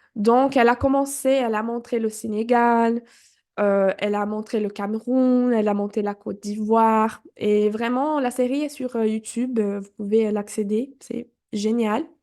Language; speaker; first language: French; non-native, fluent; Portuguese